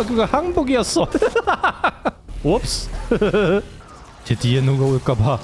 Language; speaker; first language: Korean; non-native, learner; German